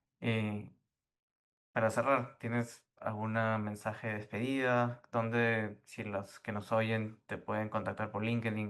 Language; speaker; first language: Spanish; native; Spanish